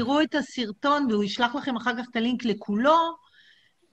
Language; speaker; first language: Hebrew; native; Hebrew